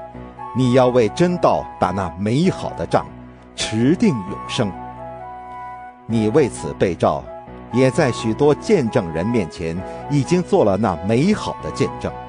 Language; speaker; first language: Chinese; native; Chinese